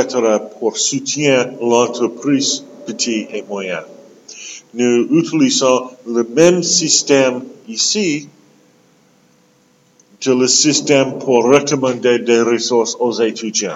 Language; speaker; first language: French; non-native, local second language; English